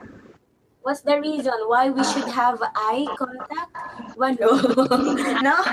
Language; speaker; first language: English; non-native, fluent; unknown